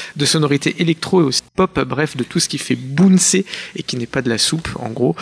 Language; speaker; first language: French; native; French